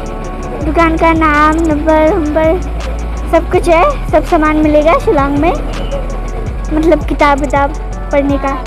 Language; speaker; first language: Hindi; non-native, local second language; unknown